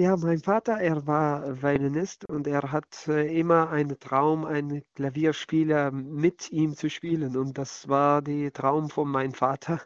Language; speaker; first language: German; non-native, learner; Arabic